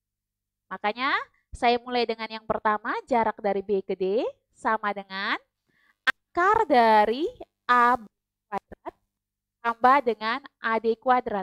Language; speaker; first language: Indonesian; native; Indonesian